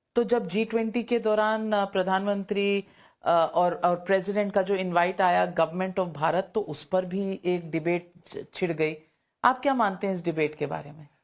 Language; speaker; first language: Hindi; native; Hindi